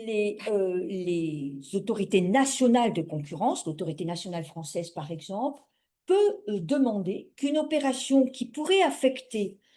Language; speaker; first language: French; native; French